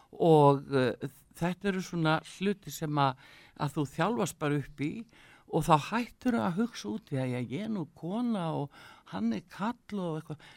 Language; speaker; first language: Icelandic; early bilingual, heritage; Icelandic